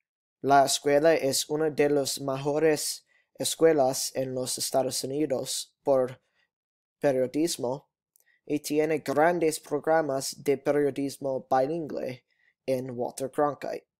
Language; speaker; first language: Spanish; non-native, learner; English